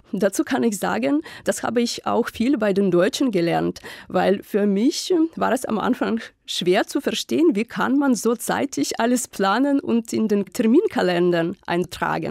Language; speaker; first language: German; non-native, fluent; Ukrainian